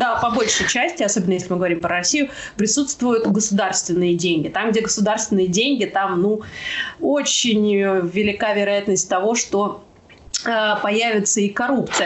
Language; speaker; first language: Russian; native; Russian